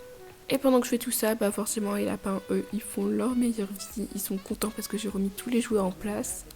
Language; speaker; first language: French; native; French